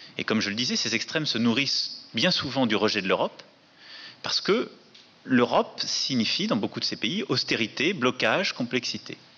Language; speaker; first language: French; native; French